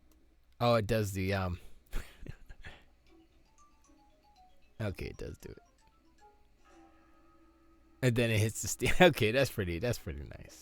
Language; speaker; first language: English; native; English